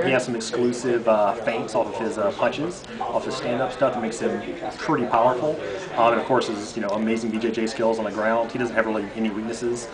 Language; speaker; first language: English; native; English